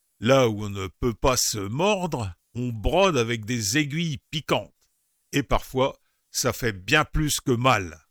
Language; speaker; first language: French; native; French